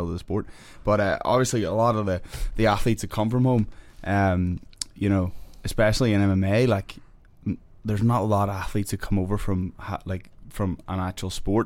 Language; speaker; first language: English; native; English